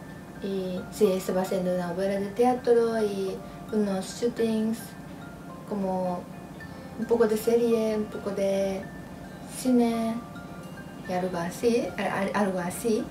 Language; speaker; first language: Spanish; non-native, learner; Japanese